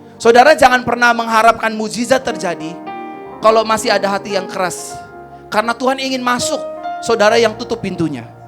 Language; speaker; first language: Indonesian; native; Indonesian